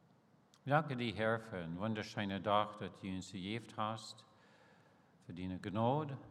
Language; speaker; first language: German; early bilingual, heritage; Plautdietsch